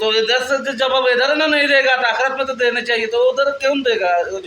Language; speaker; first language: Hindi; non-native, learner; Bangla